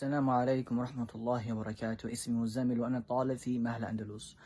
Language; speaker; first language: Arabic; non-native, learner; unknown